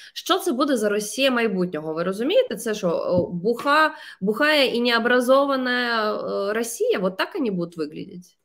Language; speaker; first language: Ukrainian; native; Ukrainian